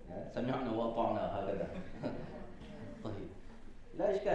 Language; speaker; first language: Arabic; non-native, fluent; Malay